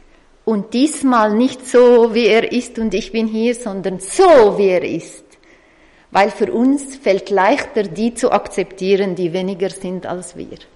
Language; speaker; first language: German; non-native, fluent; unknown